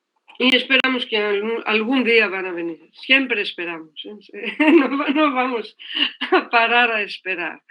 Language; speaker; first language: Spanish; non-native, fluent; Greek